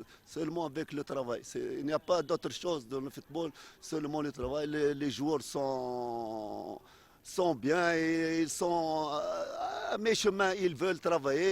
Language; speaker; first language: French; non-native, fluent; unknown